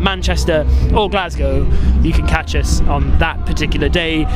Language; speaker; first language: English; native; English